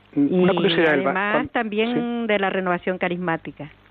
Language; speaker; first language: Spanish; native; Spanish